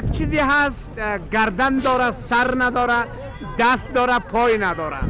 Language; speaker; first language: Persian; native; Persian